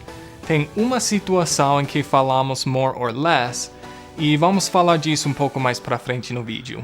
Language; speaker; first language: Portuguese; non-native, fluent; English